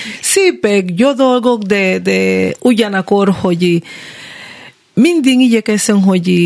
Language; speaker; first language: Hungarian; non-native, learner; Spanish